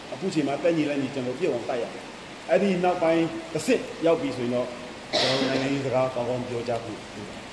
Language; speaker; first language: Burmese; non-native, local second language; Shwe Palaung